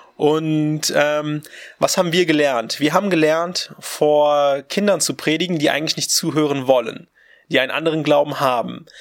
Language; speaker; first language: German; early bilingual, other home language; Russian